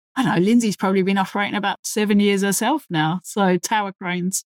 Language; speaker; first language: English; native; English